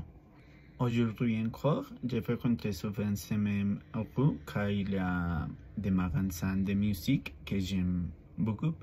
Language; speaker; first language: French; non-native, learner; Spanish